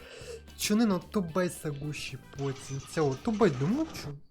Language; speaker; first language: Korean; non-native, learner; Russian